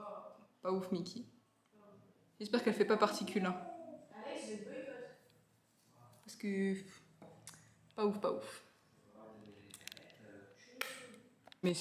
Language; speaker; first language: French; native; French